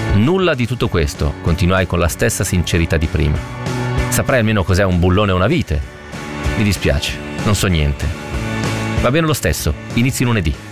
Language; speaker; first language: Italian; native; Italian